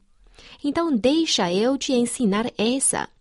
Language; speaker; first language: Portuguese; non-native, fluent; Chinese